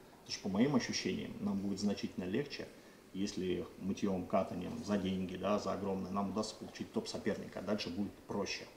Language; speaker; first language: Russian; native; Russian